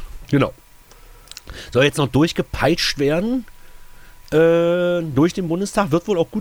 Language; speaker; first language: German; native; German